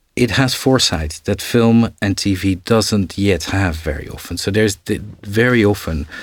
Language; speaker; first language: English; non-native, fluent; Dutch